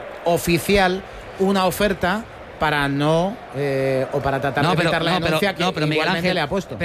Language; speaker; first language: Spanish; native; Spanish